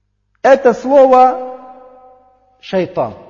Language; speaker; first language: Russian; non-native, learner; Uzbek